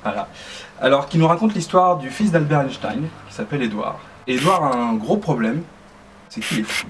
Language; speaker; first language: French; native; French